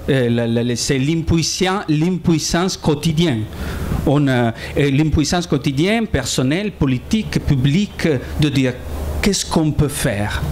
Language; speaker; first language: French; non-native, fluent; Italian